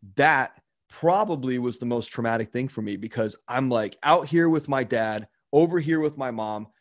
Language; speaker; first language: English; native; English